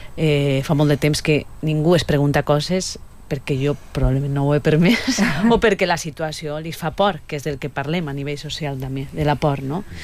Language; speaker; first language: Catalan; native; Catalan